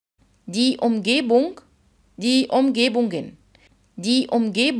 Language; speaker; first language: German; non-native, fluent; Arabic